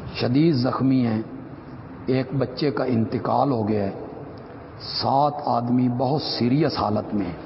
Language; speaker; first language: Urdu; non-native, local second language; Punjabi